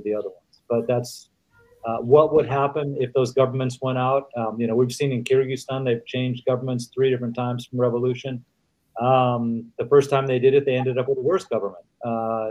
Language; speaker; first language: English; native; English